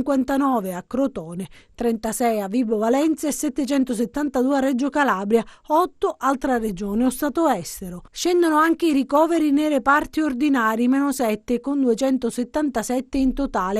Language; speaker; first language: Italian; native; Italian